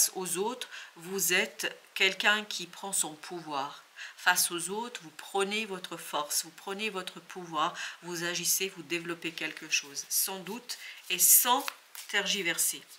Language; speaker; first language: French; native; French